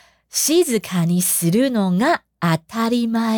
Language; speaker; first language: Japanese; non-native, fluent; Chinese